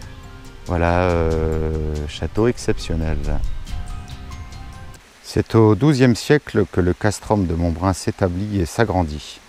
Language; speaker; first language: French; native; French